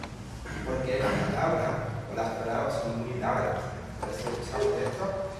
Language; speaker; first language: Spanish; non-native, fluent; German